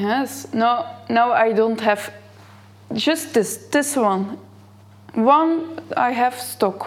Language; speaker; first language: English; non-native, learner; Dutch